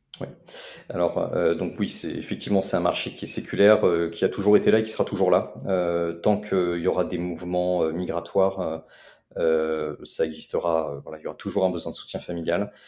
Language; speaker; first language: French; native; French